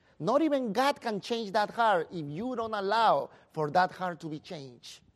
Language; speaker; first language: English; non-native, fluent; Spanish